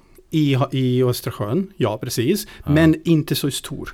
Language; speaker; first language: Swedish; non-native, fluent; Portuguese